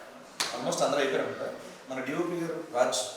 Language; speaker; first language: Telugu; native; Telugu